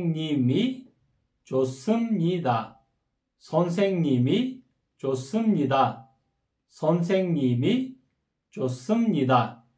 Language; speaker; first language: Korean; non-native, fluent; Kyrgyz